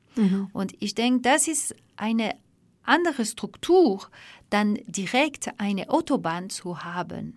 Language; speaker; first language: German; non-native, learner; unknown